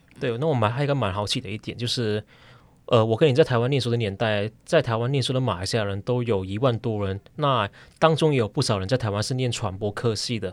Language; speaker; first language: Chinese; native; Chinese